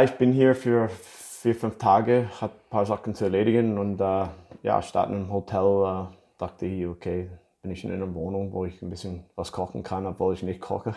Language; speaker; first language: German; non-native, fluent; English